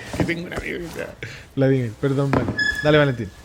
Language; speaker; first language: Spanish; native; Spanish